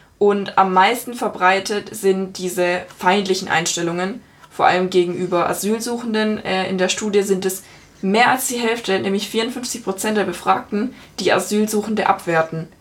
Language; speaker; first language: German; native; German